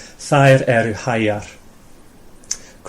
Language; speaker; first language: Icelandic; non-native, fluent; English